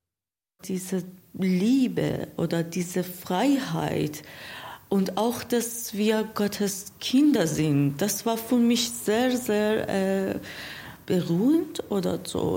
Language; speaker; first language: German; non-native, learner; Persian